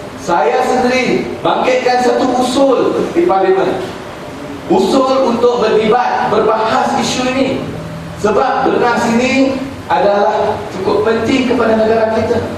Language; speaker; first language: Malay; non-native, local second language; Chinese